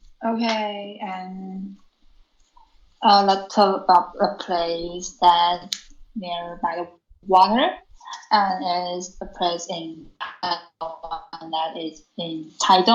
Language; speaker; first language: English; non-native, learner; Chinese